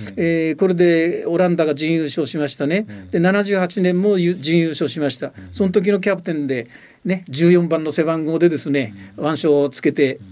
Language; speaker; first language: Japanese; native; Japanese